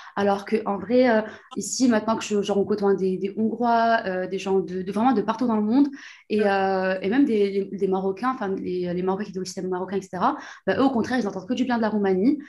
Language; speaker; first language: French; non-native, local second language; Arabic